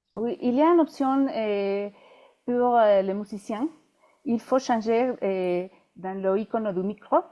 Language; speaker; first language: French; non-native, fluent; Spanish